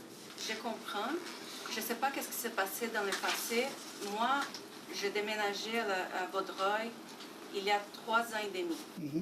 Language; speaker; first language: French; non-native, fluent; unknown